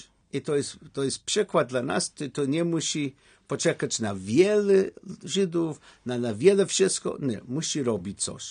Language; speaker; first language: Polish; non-native, learner; English